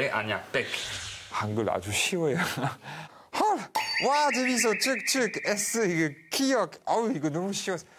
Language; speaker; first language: Korean; non-native, learner; French